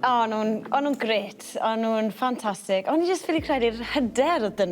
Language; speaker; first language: Welsh; native; Welsh